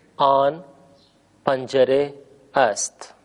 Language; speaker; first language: Persian; non-native, fluent; Urdu